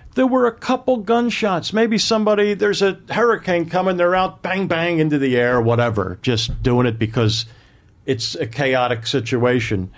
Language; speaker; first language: English; native; English